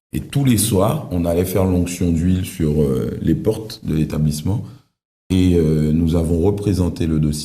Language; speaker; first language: French; native; French